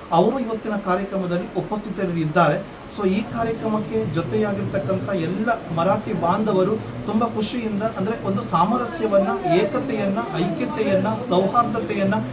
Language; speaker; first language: Kannada; non-native, local second language; Marathi